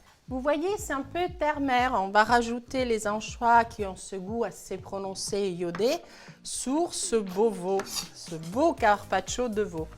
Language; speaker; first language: French; non-native, fluent; Italian